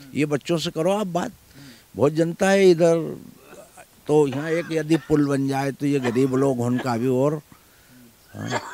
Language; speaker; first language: Hindi; native; Hindi